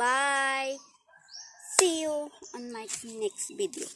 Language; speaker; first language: English; non-native, learner; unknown